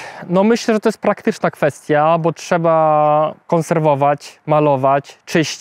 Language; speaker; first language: Polish; native; Polish